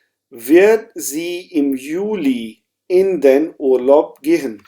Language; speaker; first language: German; non-native, fluent; Urdu